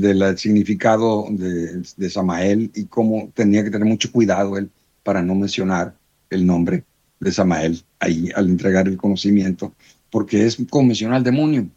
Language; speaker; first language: Spanish; native; Spanish